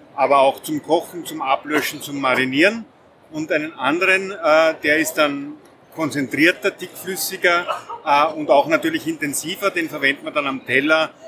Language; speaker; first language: German; native; German